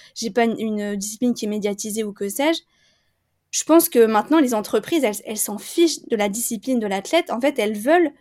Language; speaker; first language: French; native; French